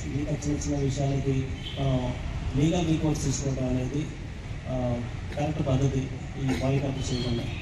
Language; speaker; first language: Telugu; native; Telugu